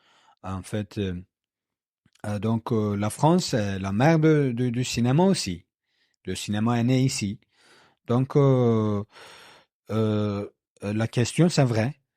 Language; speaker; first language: French; non-native, learner; Kurdish